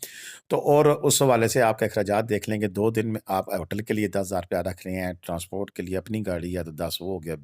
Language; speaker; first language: Hindi; non-native, local second language; Punjabi